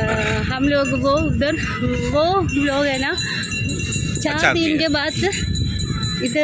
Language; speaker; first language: Hindi; non-native, local second language; Malayalam